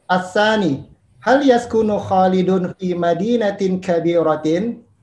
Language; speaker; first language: Arabic; non-native, learner; Indonesian